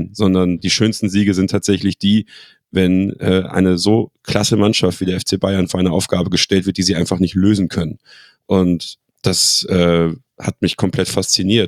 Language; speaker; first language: German; native; German